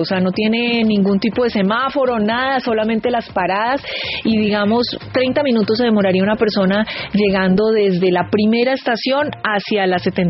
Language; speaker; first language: Spanish; native; Spanish